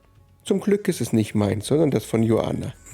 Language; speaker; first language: German; native; German